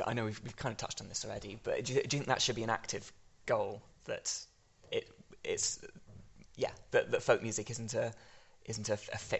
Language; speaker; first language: English; native; English